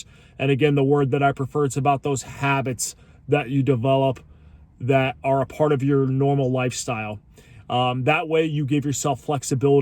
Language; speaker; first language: English; native; English